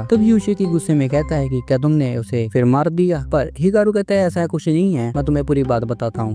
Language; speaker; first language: Hindi; native; Hindi